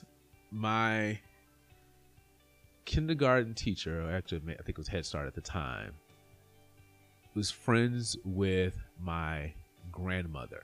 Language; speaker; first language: English; native; English